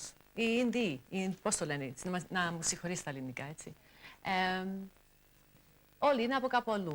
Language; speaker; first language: Greek; early bilingual, heritage; English